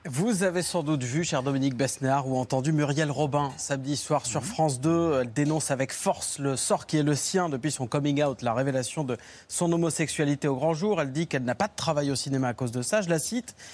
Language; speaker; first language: French; non-native, fluent; Spanish